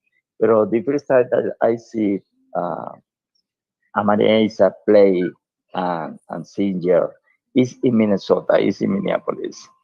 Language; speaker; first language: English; non-native, learner; Spanish